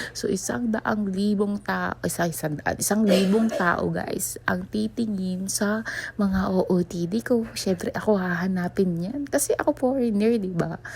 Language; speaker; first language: Filipino; native; Filipino